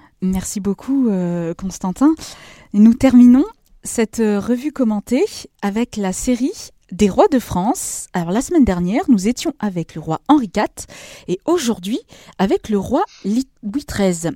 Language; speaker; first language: French; native; French